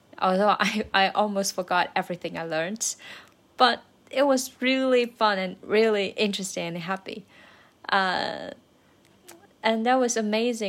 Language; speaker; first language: English; non-native, learner; Chinese